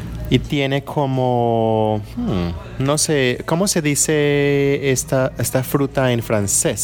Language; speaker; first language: Spanish; non-native, learner; English